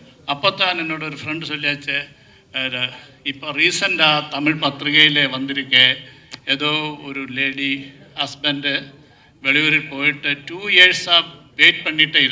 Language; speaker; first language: Tamil; non-native, learner; Malayalam